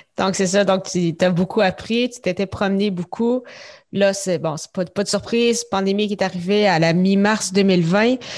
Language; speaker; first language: French; native; French